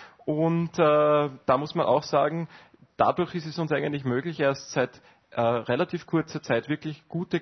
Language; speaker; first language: German; native; German